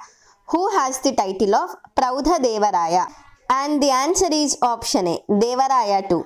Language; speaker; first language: English; non-native, local second language; Telugu